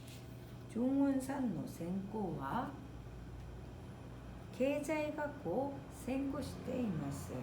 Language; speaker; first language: Japanese; non-native, fluent; Korean